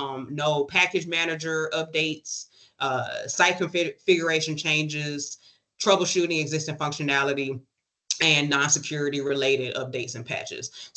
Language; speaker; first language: English; native; English